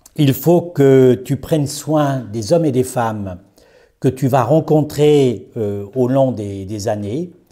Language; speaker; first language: French; native; French